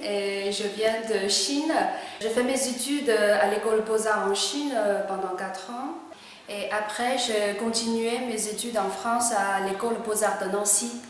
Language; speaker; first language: French; non-native, fluent; Chinese